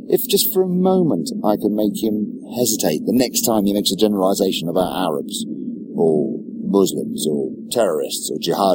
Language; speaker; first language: English; native; English